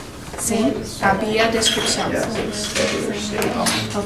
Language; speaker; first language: Spanish; non-native, fluent; English